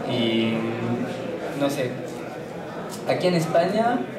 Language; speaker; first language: Spanish; non-native, fluent; French